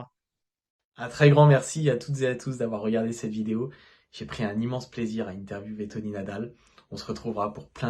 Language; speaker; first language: French; native; French